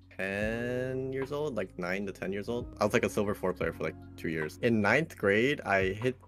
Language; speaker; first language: English; native; English